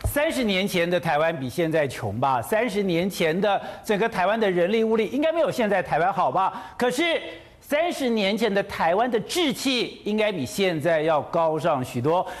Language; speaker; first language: Chinese; native; Chinese